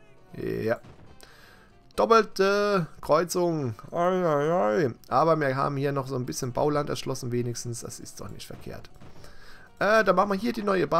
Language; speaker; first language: German; native; German